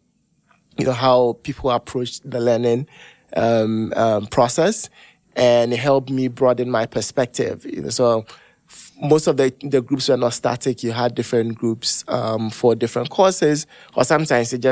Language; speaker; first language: English; non-native, local second language; Akan